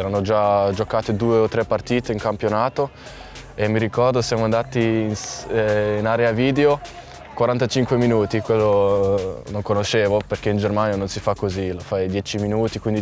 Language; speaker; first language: Italian; non-native, fluent; German